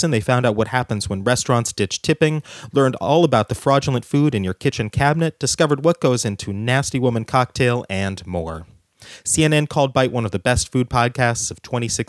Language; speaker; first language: English; native; English